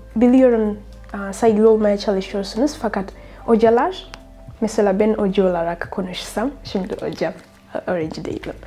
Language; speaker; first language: Turkish; non-native, fluent; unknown